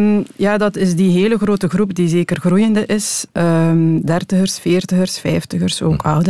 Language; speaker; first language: Dutch; native; Dutch